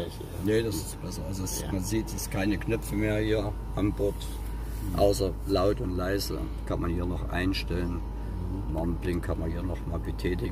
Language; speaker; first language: German; native; German